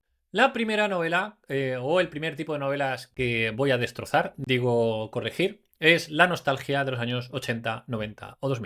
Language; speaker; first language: Spanish; native; Spanish